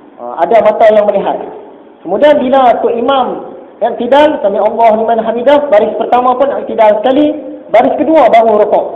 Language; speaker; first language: Malay; native; Malay